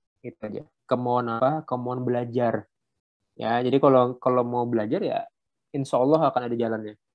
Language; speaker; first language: Indonesian; non-native, local second language; Banjar